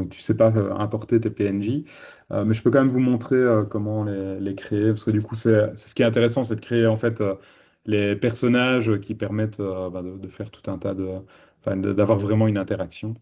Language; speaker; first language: French; native; French